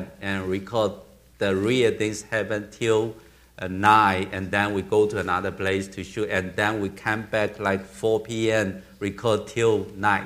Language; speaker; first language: English; non-native, learner; Chinese